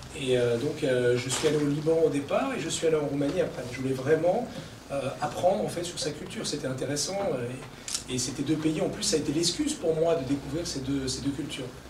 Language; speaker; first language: French; native; French